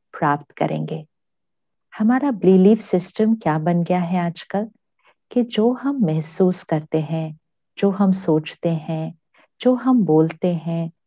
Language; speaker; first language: Hindi; native; Hindi